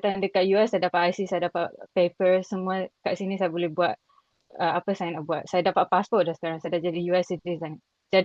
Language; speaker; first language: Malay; non-native, local second language; Rohingya